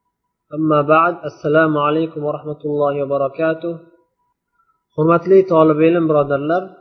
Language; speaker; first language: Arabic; non-native, fluent; Uzbek